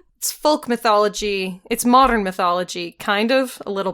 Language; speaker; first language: English; native; English